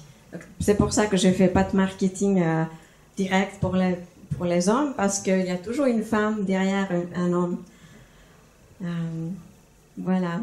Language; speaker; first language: French; non-native, fluent; Finnish